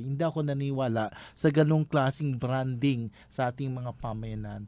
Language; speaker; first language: Filipino; native; Filipino